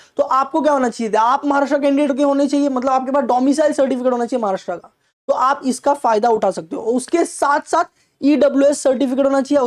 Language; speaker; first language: Hindi; non-native, local second language; Marathi